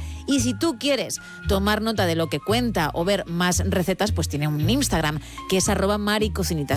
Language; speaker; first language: Spanish; native; Spanish